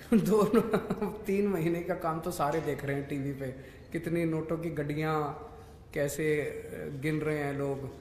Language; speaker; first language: Hindi; native; Hindi